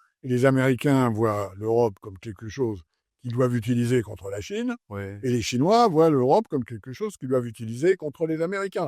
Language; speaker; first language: French; non-native, fluent; Chinese